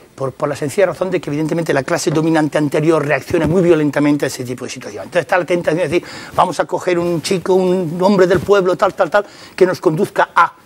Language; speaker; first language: Spanish; early bilingual, other home language; French